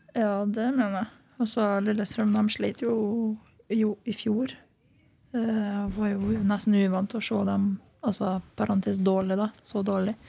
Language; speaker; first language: Norwegian; early bilingual, other home language; Lithuanian